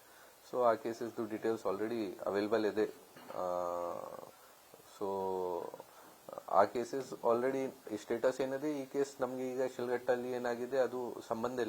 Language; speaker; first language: Kannada; non-native, local second language; Hindi